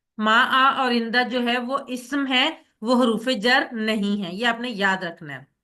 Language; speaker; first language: Urdu; native; Urdu